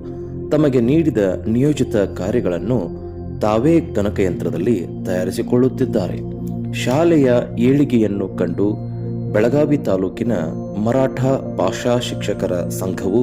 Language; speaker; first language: Kannada; native; Kannada